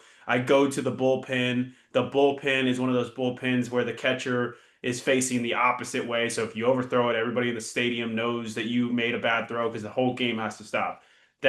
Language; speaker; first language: English; native; English